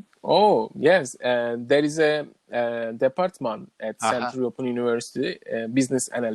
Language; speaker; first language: English; non-native, learner; Turkish